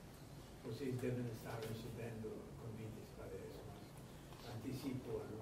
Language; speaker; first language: Portuguese; non-native, fluent; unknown